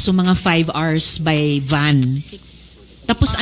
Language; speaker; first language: Filipino; native; Filipino